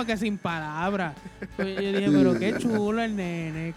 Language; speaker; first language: Spanish; native; Spanish